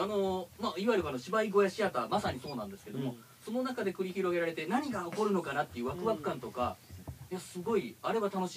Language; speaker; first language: Japanese; native; Japanese